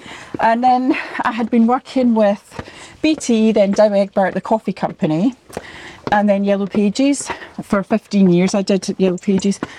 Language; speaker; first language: English; native; English